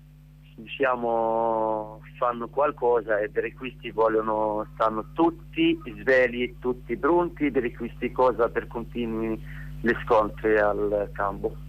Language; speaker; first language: Italian; non-native, learner; Arabic